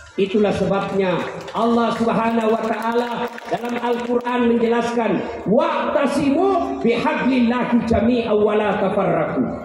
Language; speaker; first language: Indonesian; non-native, local second language; Buginese